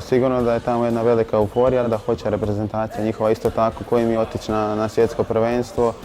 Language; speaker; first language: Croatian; non-native, fluent; Ukrainian